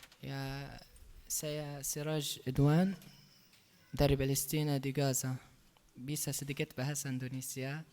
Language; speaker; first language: Indonesian; non-native, learner; Arabic